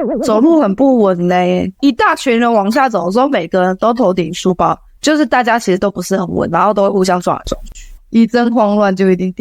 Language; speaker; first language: Chinese; native; Chinese